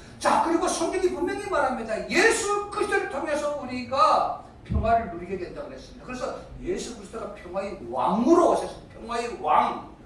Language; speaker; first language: Korean; native; Korean